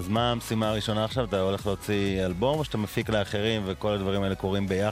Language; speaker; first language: Hebrew; native; Hebrew